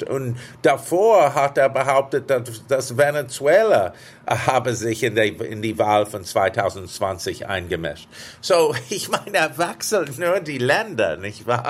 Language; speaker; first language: German; non-native, fluent; English